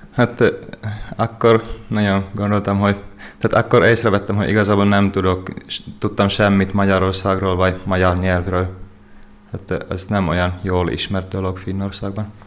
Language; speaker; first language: Hungarian; non-native, fluent; Finnish